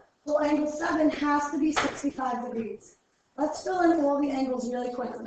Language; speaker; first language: English; native; English